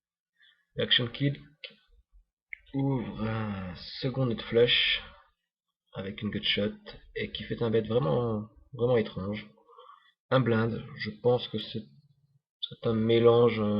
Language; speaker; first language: French; native; French